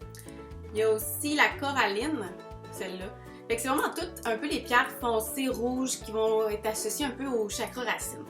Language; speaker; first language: French; native; French